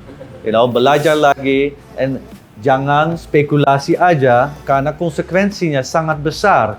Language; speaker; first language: Indonesian; non-native, learner; Dutch